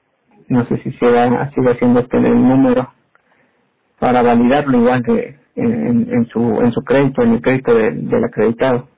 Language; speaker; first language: Spanish; native; Spanish